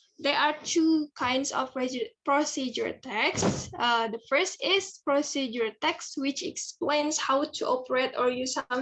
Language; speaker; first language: English; non-native, fluent; Indonesian